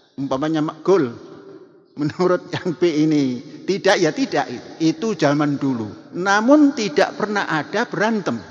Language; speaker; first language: Indonesian; non-native, local second language; Javanese